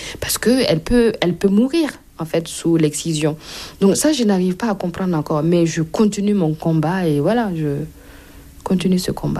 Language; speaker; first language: French; non-native, local second language; Mossi